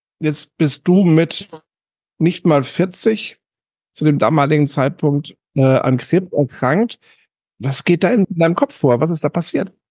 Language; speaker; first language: German; native; German